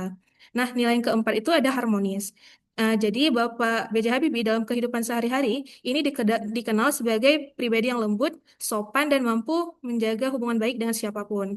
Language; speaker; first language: Indonesian; native; Indonesian